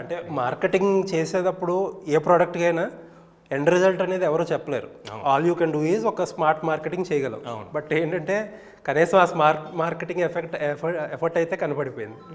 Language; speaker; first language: Telugu; native; Telugu